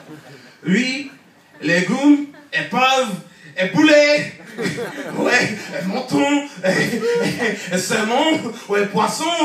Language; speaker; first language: French; non-native, learner; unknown